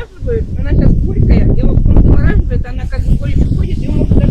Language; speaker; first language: Russian; native; Russian